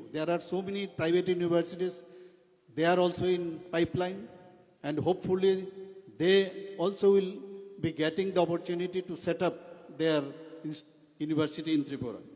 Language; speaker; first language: English; non-native, local second language; Bangla